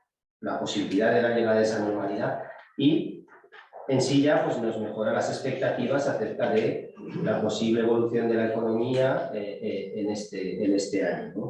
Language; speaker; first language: Spanish; native; Spanish